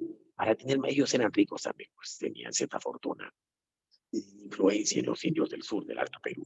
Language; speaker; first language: Spanish; native; Spanish